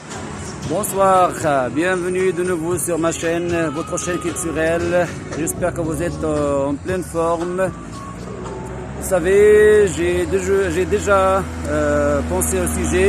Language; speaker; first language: French; non-native, local second language; Arabic